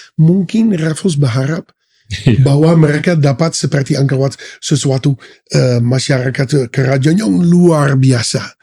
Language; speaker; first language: Indonesian; non-native, fluent; Dutch